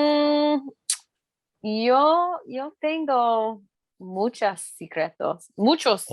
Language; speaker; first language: Spanish; non-native, learner; English